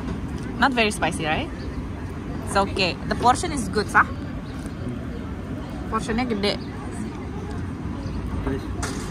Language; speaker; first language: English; non-native, fluent; Indonesian